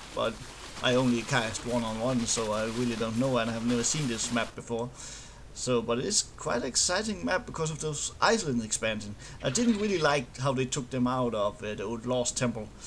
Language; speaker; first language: English; non-native, fluent; Danish